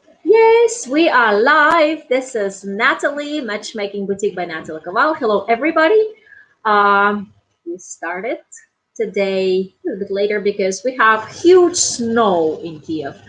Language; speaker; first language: English; non-native, fluent; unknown